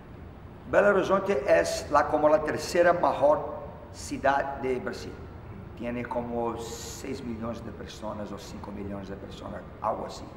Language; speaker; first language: Spanish; non-native, fluent; Portuguese